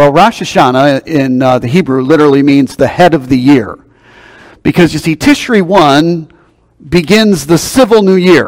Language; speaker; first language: English; native; English